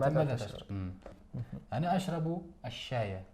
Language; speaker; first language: Arabic; non-native, fluent; Kazakh